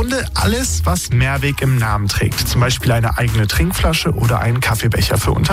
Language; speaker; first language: German; native; German